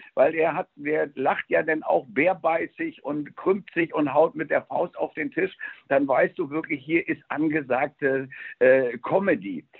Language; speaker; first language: German; early bilingual, other home language; Spanish